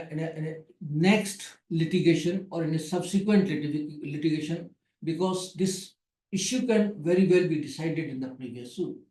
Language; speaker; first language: English; non-native, local second language; Hindi